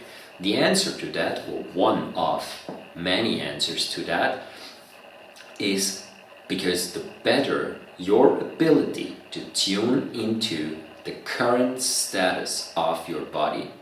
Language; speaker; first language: English; non-native, fluent; German